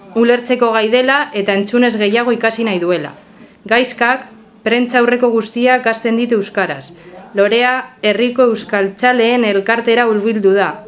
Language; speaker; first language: Basque; non-native, local second language; Spanish